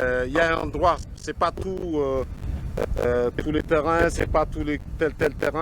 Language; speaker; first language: French; non-native, local second language; Malagasy